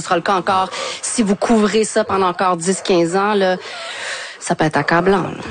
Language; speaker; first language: French; native; French